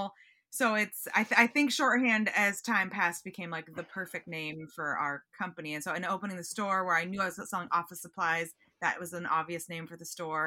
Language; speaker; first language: English; native; English